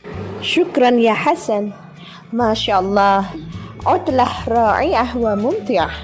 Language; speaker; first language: Arabic; non-native, fluent; Indonesian